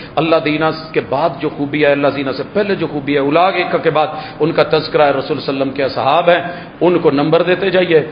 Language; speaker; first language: Urdu; non-native, local second language; Punjabi